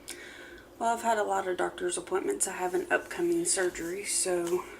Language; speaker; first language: English; native; English